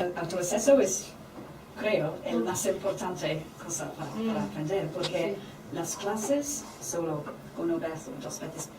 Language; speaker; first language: Spanish; non-native, learner; Japanese